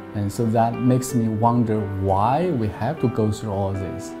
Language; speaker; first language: English; non-native, fluent; Chinese